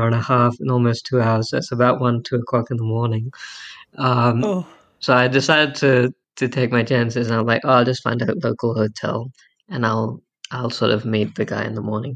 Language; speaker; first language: English; native; English